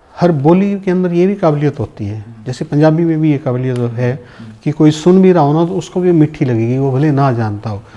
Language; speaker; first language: Hindi; non-native, local second language; Punjabi